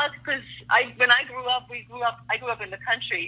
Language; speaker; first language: English; non-native, fluent; German